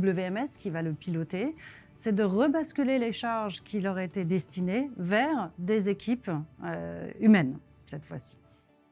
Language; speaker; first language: French; native; French